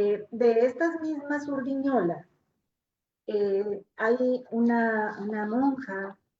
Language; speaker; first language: Spanish; native; Spanish